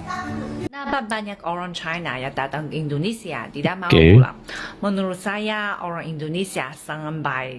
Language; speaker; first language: Indonesian; non-native, fluent; Chinese